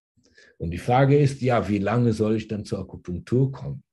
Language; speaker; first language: German; early bilingual, heritage; German